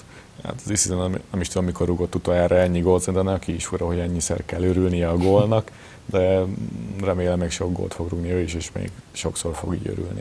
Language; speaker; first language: Hungarian; native; Hungarian